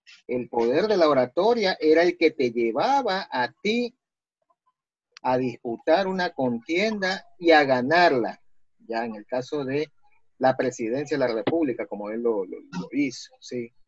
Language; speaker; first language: Spanish; native; Spanish